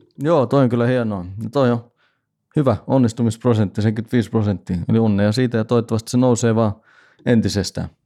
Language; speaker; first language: Finnish; non-native, local second language; Swedish